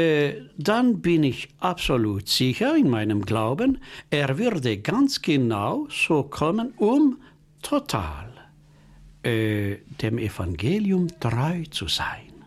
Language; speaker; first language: German; non-native, local second language; French